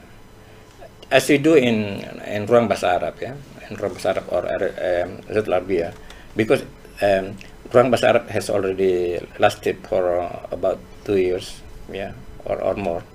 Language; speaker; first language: English; non-native, fluent; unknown